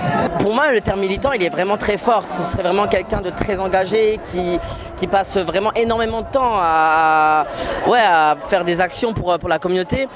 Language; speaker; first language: French; native; French